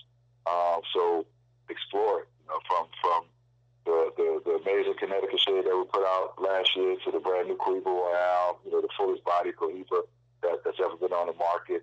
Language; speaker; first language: English; native; English